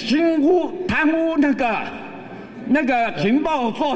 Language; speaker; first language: Chinese; native; Chinese